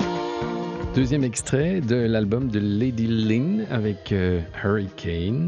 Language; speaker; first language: French; native; French